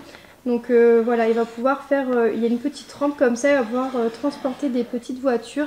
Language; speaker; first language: French; native; French